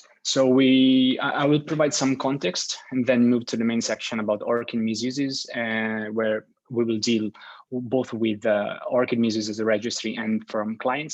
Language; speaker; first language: English; non-native, fluent; Italian